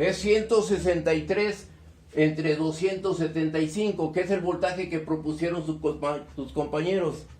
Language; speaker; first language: Spanish; native; Spanish